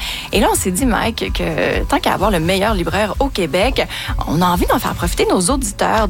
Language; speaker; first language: French; native; French